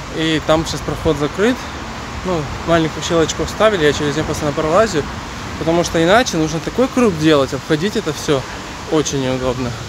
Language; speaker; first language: Russian; native; Russian